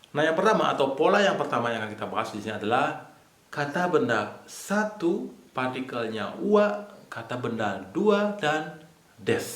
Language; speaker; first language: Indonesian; native; Indonesian